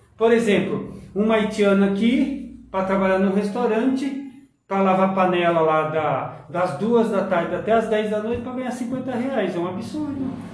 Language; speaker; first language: Portuguese; native; Portuguese